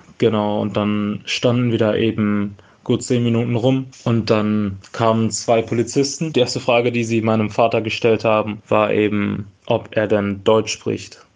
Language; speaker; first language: German; native; German